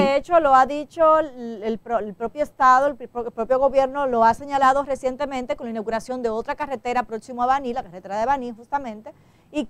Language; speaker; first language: Spanish; native; Spanish